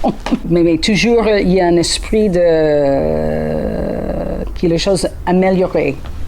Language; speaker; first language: French; non-native, learner; English